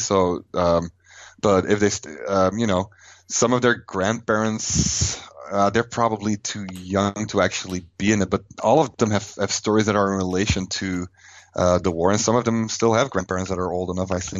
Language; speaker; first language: English; non-native, fluent; Dutch